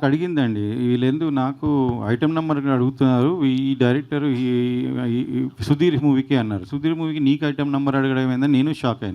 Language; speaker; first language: Telugu; native; Telugu